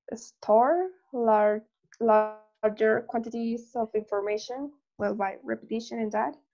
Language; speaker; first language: English; non-native, fluent; Spanish